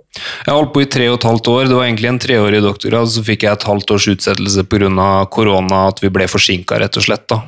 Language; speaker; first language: Norwegian; native; Norwegian